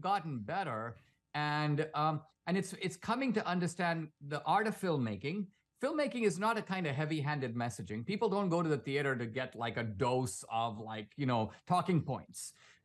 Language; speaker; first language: English; non-native, local second language; Konkani